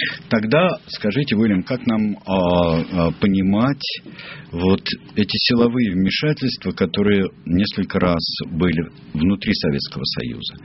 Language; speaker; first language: Russian; native; Russian